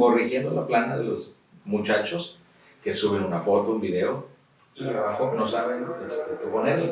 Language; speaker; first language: Spanish; native; Spanish